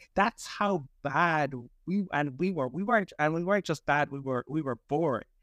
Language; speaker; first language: English; native; English